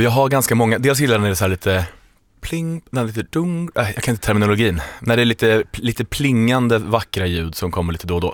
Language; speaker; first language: Swedish; native; Swedish